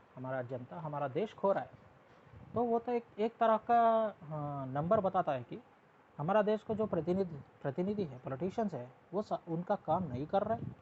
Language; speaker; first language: Hindi; non-native, local second language; Telugu